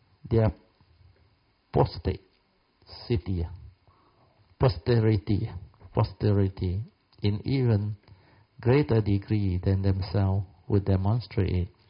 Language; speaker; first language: English; non-native, local second language; Min Nan Chinese